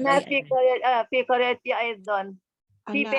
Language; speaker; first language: Arabic; non-native, learner; Malay